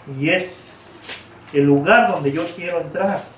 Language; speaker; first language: Spanish; native; Spanish